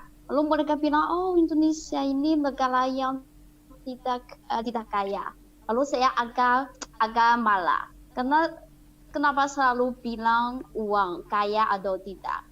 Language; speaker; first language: Indonesian; non-native, fluent; Chinese